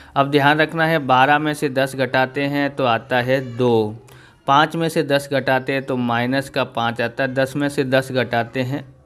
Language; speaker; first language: Hindi; non-native, local second language; Gujarati